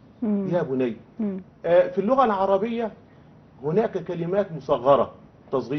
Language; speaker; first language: Arabic; native; Arabic